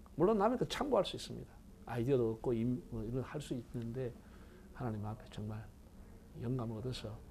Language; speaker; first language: Korean; native; Korean